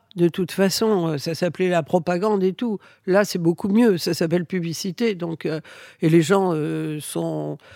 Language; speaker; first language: French; early bilingual, other home language; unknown